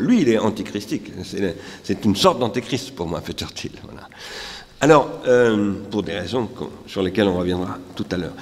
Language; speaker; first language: French; native; French